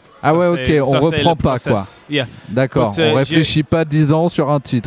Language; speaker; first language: French; native; French